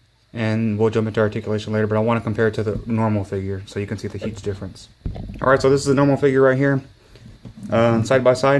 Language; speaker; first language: English; native; English